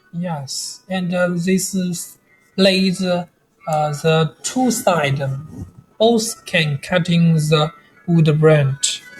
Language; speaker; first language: English; non-native, learner; Chinese